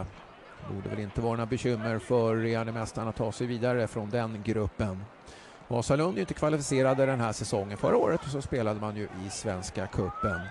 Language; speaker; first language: Swedish; native; Swedish